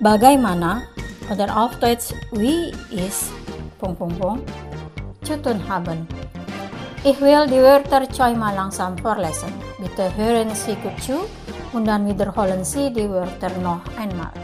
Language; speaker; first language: German; non-native, fluent; Indonesian